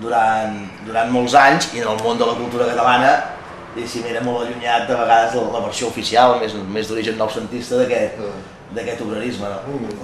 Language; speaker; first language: Catalan; native; Catalan